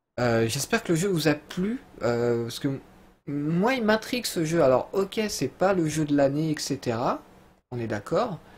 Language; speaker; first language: French; native; French